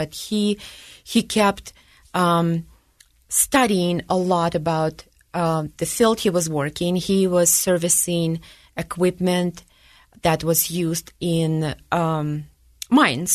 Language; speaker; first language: English; non-native, fluent; Russian